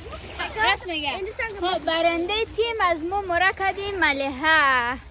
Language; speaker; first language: Persian; native; Persian